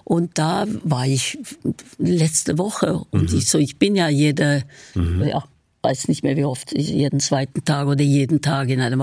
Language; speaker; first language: German; non-native, fluent; Norwegian